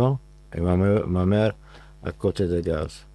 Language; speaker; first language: French; non-native, fluent; Hungarian